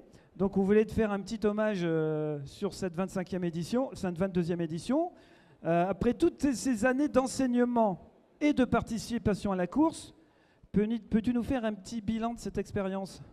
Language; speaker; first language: French; native; French